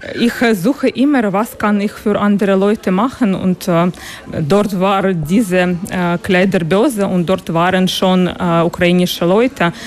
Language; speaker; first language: German; non-native, learner; Russian